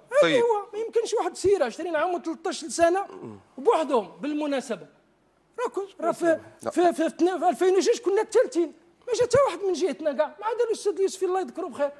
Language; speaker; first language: Arabic; native; Arabic